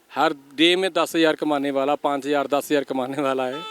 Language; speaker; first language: Hindi; non-native, local second language; Punjabi